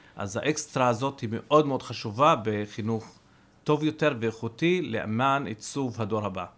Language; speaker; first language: Hebrew; non-native, local second language; Arabic